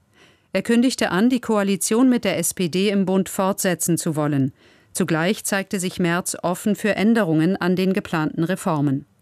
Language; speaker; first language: German; native; German